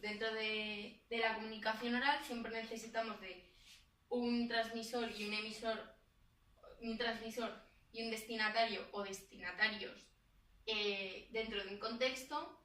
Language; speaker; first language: Spanish; native; Spanish